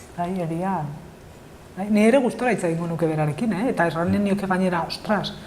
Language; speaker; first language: Basque; non-native, local second language; Spanish